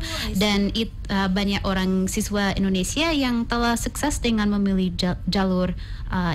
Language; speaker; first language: Indonesian; non-native, fluent; English